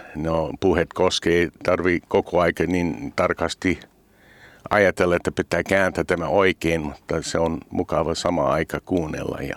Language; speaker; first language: Finnish; non-native, fluent; English